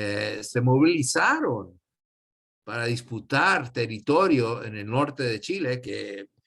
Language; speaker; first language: Spanish; non-native, fluent; English